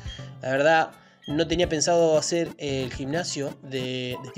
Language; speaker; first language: Spanish; native; Spanish